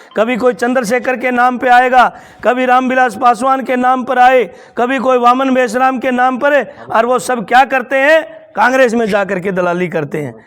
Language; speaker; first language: Hindi; native; Hindi